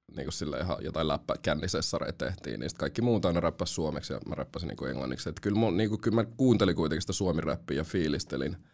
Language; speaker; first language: Finnish; early bilingual, other home language; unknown